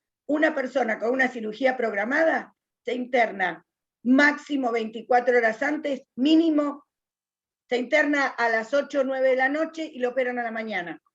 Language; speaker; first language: Spanish; native; Spanish